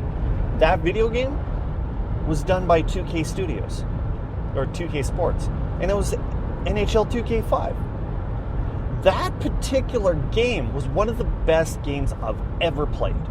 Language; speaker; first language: English; native; English